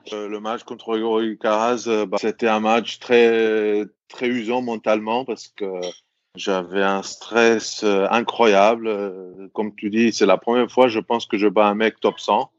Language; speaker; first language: French; non-native, fluent; Greek